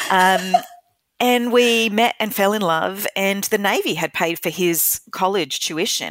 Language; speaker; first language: English; native; English